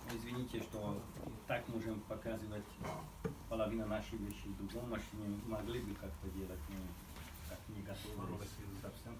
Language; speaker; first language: Russian; non-native, fluent; Hungarian